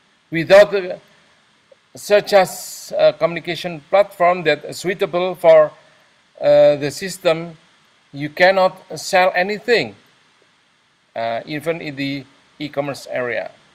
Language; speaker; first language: English; non-native, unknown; Indonesian